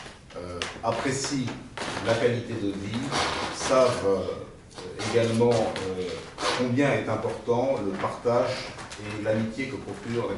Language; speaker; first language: French; native; French